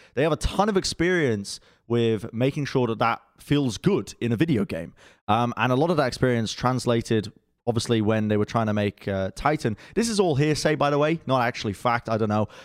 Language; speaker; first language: English; native; English